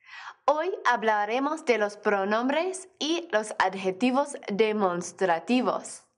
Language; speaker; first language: Spanish; non-native, fluent; English